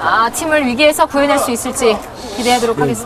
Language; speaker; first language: Korean; native; Korean